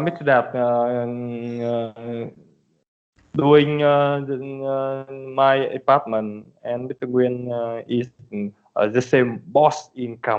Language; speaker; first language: English; non-native, learner; Vietnamese